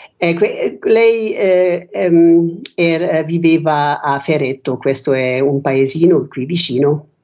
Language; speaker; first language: Italian; non-native, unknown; German